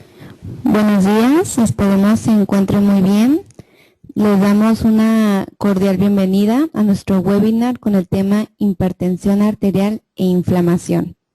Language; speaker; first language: Spanish; native; Spanish